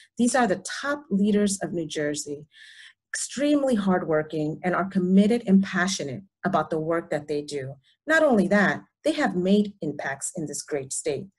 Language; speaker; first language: English; early bilingual, other home language; Spanish